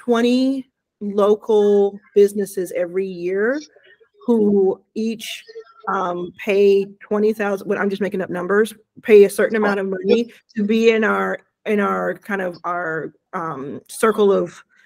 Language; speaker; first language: English; native; English